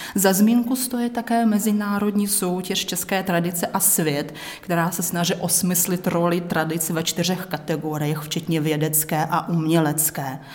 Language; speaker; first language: Czech; native; Czech